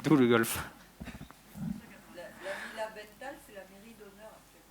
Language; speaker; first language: French; native; French